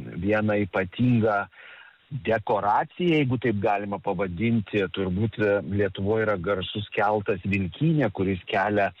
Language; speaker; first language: Lithuanian; native; Lithuanian